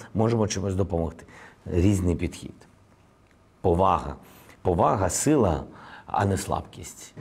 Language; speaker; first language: Ukrainian; non-native, local second language; Russian